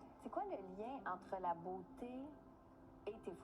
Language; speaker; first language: French; native; French